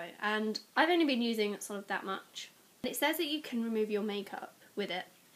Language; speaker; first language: English; native; English